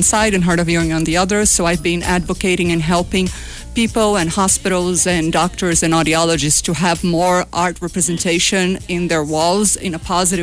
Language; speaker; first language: English; non-native, fluent; Portuguese